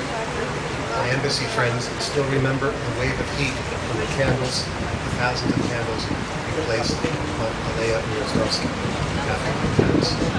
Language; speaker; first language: English; native; English